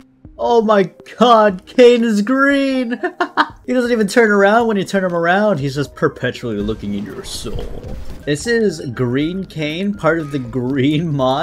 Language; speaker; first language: English; native; English